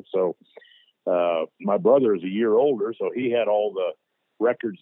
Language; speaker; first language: English; native; English